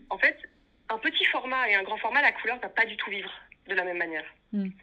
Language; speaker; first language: French; native; French